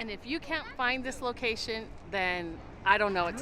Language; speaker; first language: English; native; English